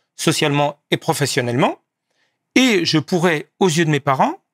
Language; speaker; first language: French; native; French